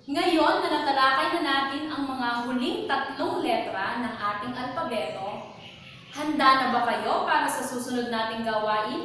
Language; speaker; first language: Filipino; native; Filipino